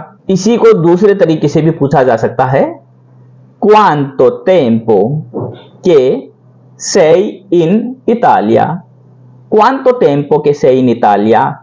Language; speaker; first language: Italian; non-native, learner; Hindi